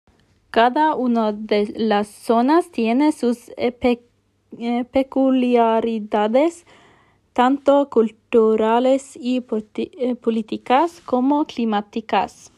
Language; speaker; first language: Spanish; non-native, fluent; Norwegian